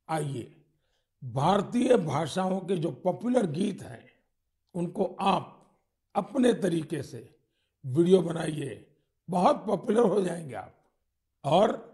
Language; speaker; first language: Hindi; non-native, local second language; Gujarati